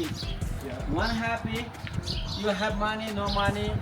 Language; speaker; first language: English; non-native, learner; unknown